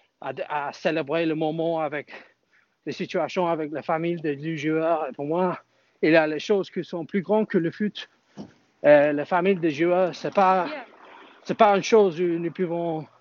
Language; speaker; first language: French; non-native, fluent; English